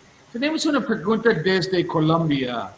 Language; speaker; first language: Spanish; non-native, learner; English